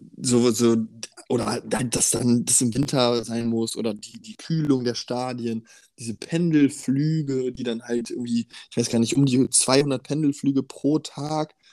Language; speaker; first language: German; native; German